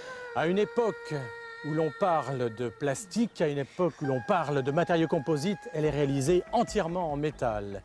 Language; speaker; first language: French; native; French